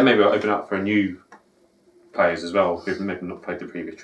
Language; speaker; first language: English; native; English